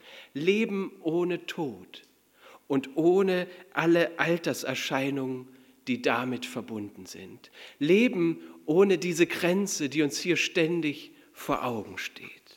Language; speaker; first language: German; native; German